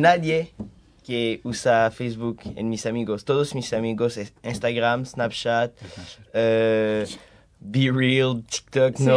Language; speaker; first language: Spanish; early bilingual, heritage; French